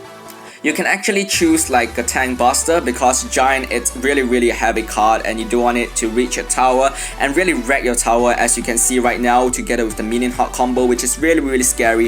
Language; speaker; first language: English; non-native, fluent; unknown